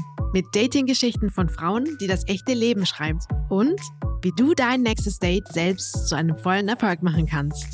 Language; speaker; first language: German; native; German